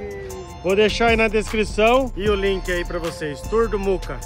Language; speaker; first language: Portuguese; native; Portuguese